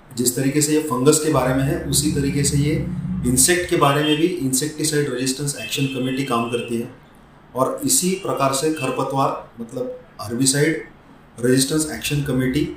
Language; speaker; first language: Hindi; non-native, local second language; Marathi